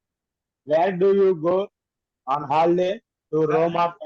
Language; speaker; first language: English; non-native, learner; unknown